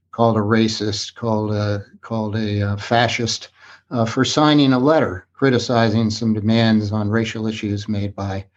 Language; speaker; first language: English; native; English